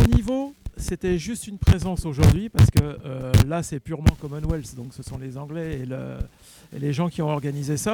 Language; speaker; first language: French; native; French